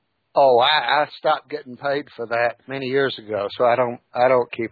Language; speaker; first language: English; native; English